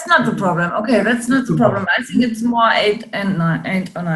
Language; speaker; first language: English; non-native, learner; German